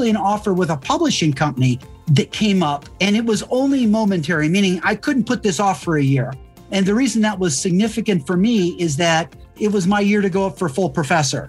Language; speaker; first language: English; native; English